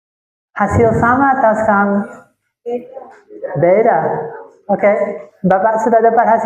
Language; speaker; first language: Indonesian; non-native, fluent; English